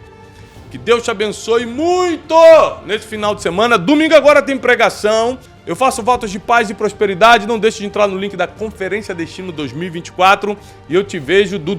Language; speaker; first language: Portuguese; native; Portuguese